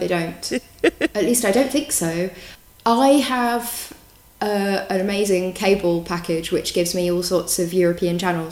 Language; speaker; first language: English; native; English